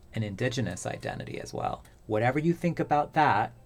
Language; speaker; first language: English; native; English